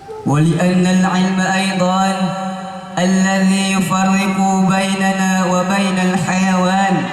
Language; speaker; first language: Arabic; non-native, learner; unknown